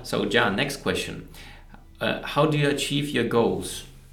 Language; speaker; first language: English; non-native, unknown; German